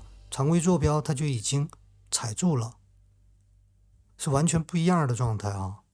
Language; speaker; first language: Chinese; native; Chinese